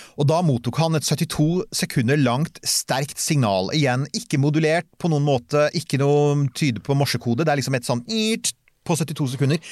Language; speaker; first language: Norwegian; native; Norwegian